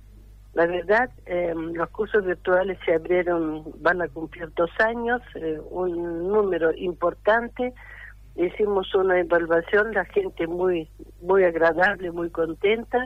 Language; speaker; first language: Spanish; non-native, fluent; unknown